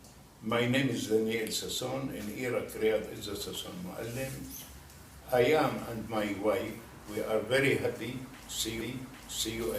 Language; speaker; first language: English; non-native, learner; Hebrew